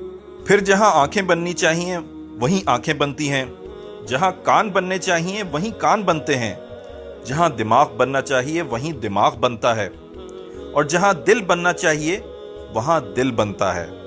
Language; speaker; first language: Urdu; native; Urdu